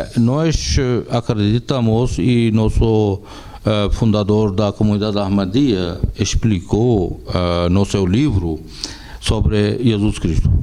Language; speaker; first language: Portuguese; non-native, fluent; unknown